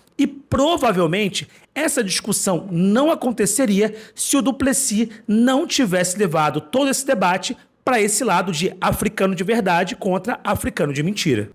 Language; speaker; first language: Portuguese; native; Portuguese